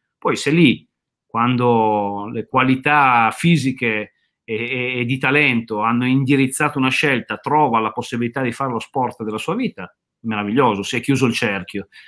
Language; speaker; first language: Italian; native; Italian